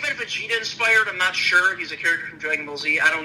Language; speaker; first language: English; native; English